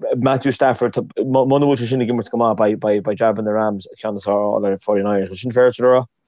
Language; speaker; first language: Irish; native; Irish